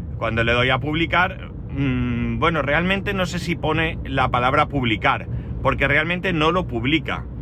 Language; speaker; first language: Spanish; native; Spanish